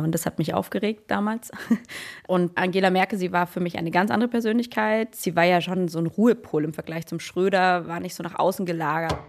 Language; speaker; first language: German; native; German